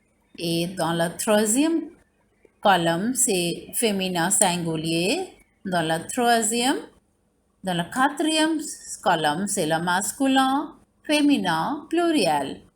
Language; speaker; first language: French; non-native, fluent; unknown